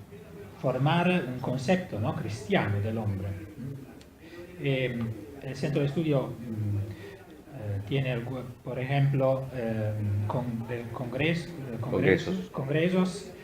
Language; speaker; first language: Spanish; non-native, fluent; Italian